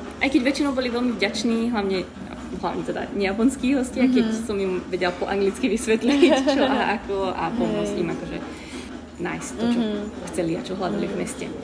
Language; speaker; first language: Slovak; native; Slovak